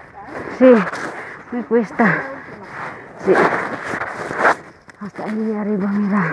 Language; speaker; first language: Spanish; non-native, learner; Filipino